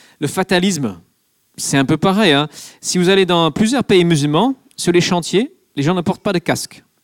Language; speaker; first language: French; non-native, fluent; English